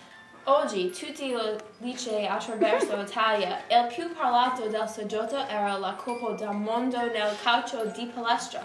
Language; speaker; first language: Italian; non-native, learner; English